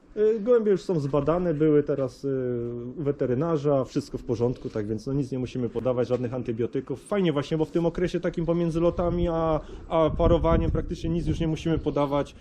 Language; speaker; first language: Polish; native; Polish